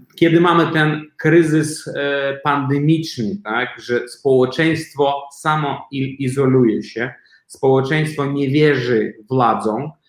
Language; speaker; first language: Polish; non-native, fluent; Belarusian